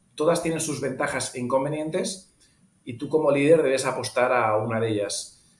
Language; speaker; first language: Spanish; native; Spanish